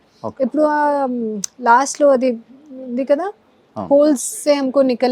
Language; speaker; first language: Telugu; non-native, learner; Hindi